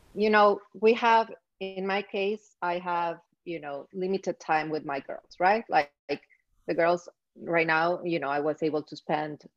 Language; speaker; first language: English; non-native, fluent; Spanish